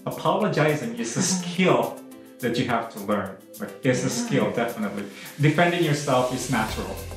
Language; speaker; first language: English; non-native, fluent; Indonesian